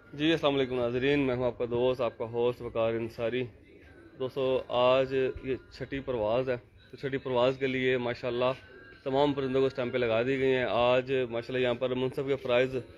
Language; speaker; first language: Urdu; non-native, local second language; Punjabi